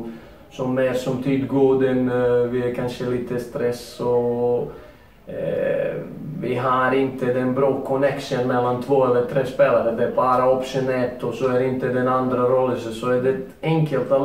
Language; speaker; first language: Swedish; non-native, learner; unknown